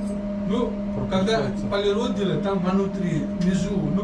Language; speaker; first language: Russian; non-native, learner; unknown